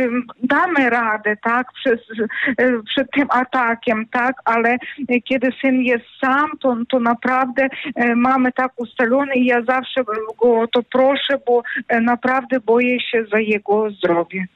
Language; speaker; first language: Polish; non-native, fluent; Ukrainian